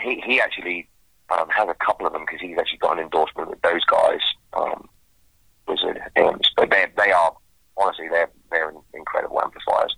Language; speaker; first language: English; native; English